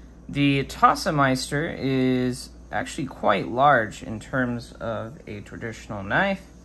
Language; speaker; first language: English; native; English